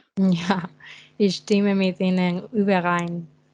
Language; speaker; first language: German; non-native, fluent; Spanish